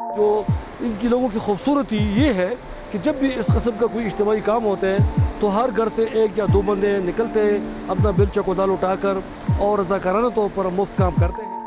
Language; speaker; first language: Urdu; non-native, local second language; Khowar